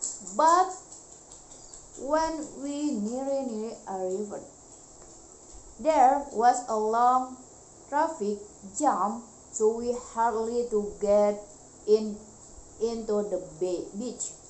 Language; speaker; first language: English; non-native, learner; Indonesian